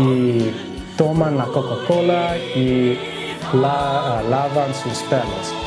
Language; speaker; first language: Spanish; non-native, learner; English